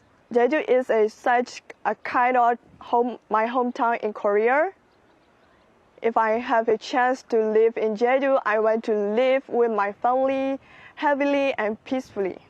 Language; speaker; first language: English; non-native, fluent; Burmese